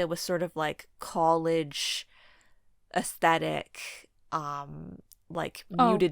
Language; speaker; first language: English; native; English